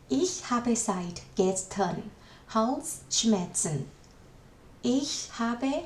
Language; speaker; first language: German; non-native, learner; Thai